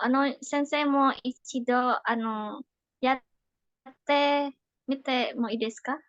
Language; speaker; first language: Japanese; non-native, learner; Indonesian